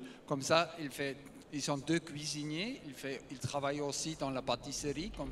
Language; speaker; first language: French; non-native, learner; German